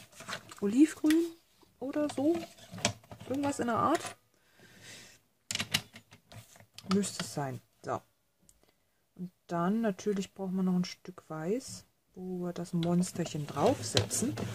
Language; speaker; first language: German; native; German